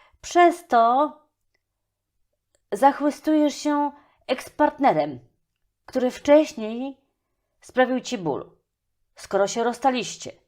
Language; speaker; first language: Polish; native; Polish